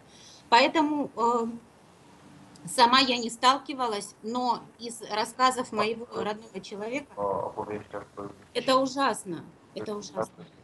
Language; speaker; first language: Russian; native; Russian